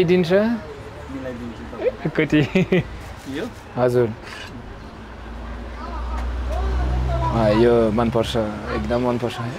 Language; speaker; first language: Nepali; non-native, learner; French